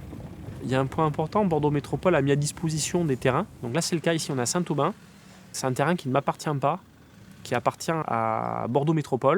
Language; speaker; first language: French; native; French